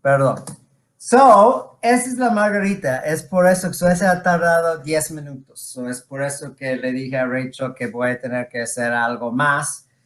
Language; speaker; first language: Spanish; non-native, fluent; English